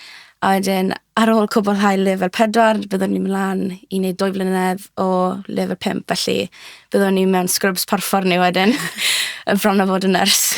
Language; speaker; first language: Welsh; native; Welsh